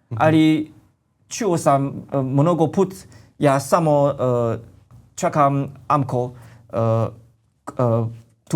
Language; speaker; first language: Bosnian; non-native, learner; Chinese